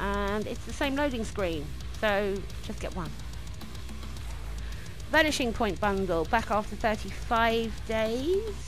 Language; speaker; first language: English; native; English